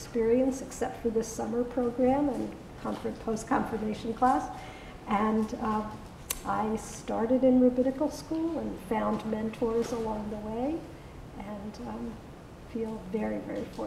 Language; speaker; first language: English; native; English